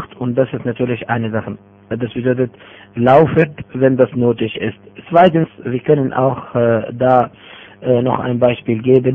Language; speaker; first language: German; non-native, fluent; Arabic